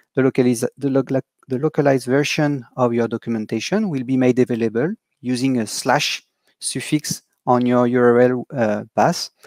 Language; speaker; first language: English; non-native, fluent; French